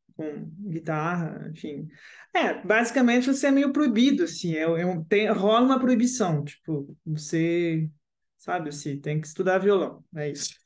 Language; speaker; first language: Portuguese; non-native, fluent; French